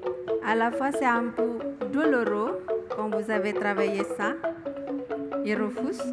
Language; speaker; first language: French; non-native, learner; Indonesian